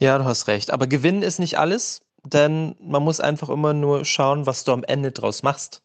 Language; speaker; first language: German; native; German